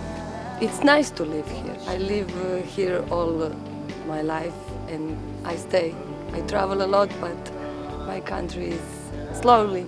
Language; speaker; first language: English; non-native, learner; Croatian